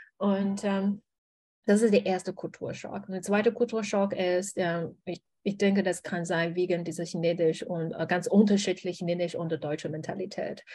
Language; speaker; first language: German; non-native, learner; Chinese